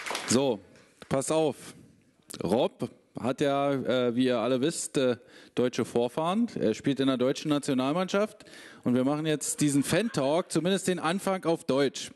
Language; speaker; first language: German; native; German